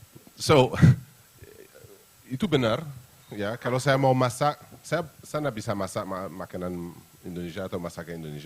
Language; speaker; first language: Indonesian; non-native, fluent; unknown